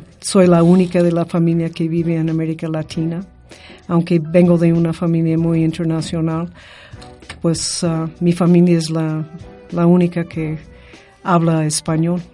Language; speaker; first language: Spanish; non-native, fluent; English